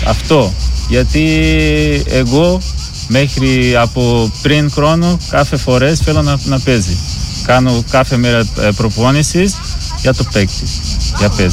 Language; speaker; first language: Greek; non-native, learner; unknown